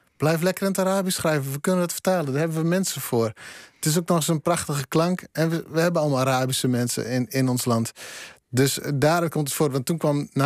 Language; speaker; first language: Dutch; non-native, local second language; Western Frisian